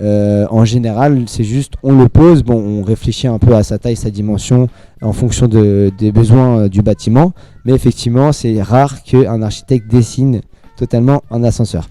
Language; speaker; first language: French; native; French